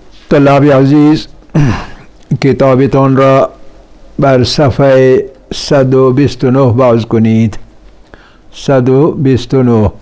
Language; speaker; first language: Persian; non-native, fluent; Urdu